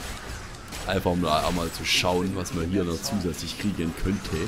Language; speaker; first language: German; native; German